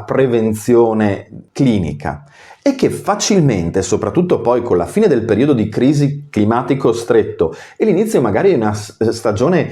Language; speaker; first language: Italian; native; Italian